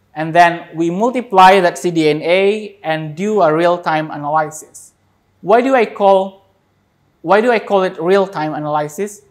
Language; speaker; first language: English; non-native, fluent; Indonesian